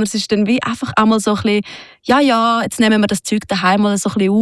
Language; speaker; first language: German; native; German